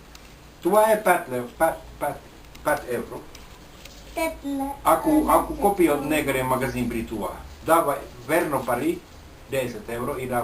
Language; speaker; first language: Bulgarian; non-native, learner; Finnish